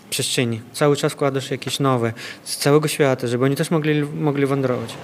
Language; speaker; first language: Polish; non-native, fluent; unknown